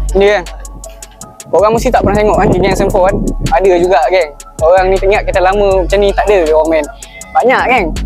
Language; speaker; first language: Malay; native; Malay